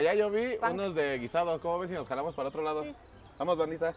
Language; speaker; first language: Spanish; native; Spanish